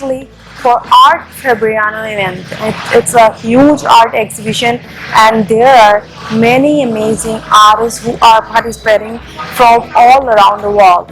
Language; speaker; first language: English; non-native, local second language; Sindhi